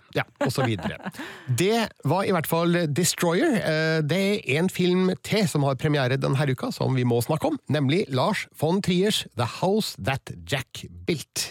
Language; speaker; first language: Norwegian; native; Norwegian